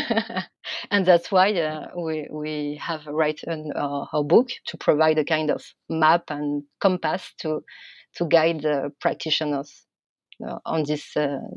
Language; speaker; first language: English; non-native, fluent; French